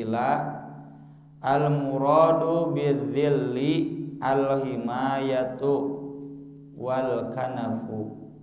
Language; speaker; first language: Arabic; non-native, fluent; Sundanese